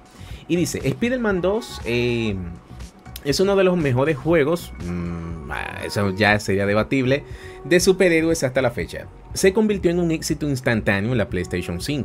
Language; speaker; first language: Spanish; native; Spanish